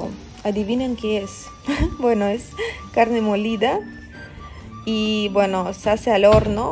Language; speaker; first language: Spanish; non-native, fluent; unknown